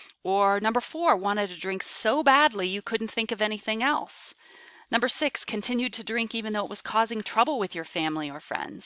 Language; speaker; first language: English; native; English